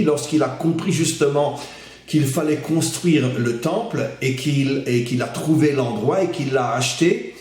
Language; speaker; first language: French; native; French